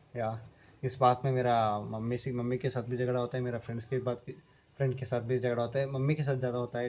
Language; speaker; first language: Hindi; non-native, local second language; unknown